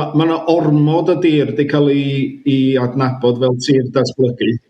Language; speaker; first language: Welsh; native; Welsh